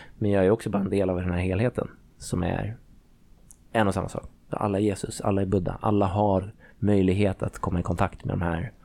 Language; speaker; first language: Swedish; native; Swedish